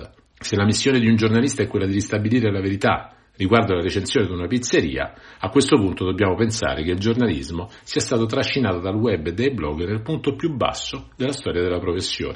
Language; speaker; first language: Italian; native; Italian